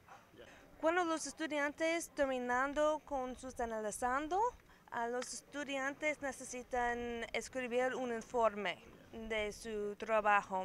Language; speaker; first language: Spanish; non-native, learner; English